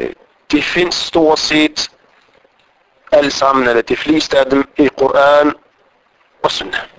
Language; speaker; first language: Danish; non-native, fluent; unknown